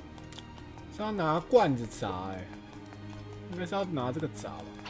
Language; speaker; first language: Chinese; native; Chinese